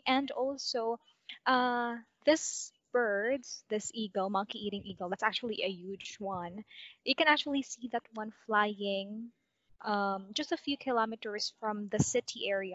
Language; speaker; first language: English; non-native, local second language; Cebuano